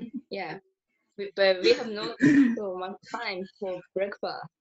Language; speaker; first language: English; non-native, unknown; Japanese